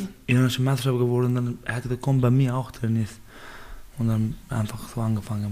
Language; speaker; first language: German; non-native, learner; Baluchi